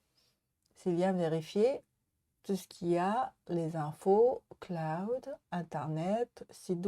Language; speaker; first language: French; non-native, learner; Japanese